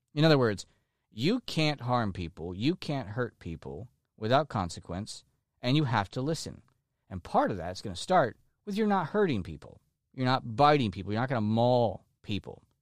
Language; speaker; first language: English; native; English